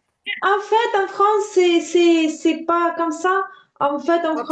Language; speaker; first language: French; non-native, learner; Ukrainian